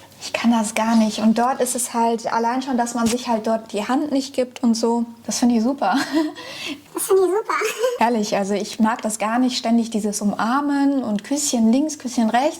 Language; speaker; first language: German; native; German